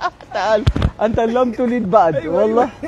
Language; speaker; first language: Arabic; non-native, fluent; Maranao